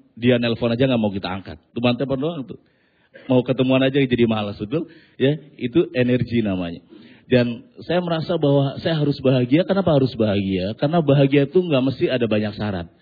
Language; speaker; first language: Indonesian; non-native, local second language; Javanese